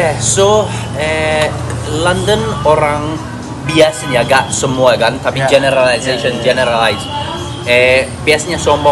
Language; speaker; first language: Indonesian; non-native, fluent; English